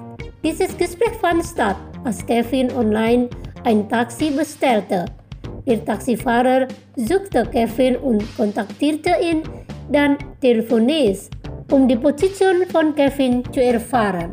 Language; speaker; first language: German; non-native, fluent; Indonesian